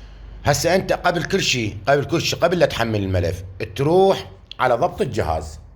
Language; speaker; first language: Arabic; native; Arabic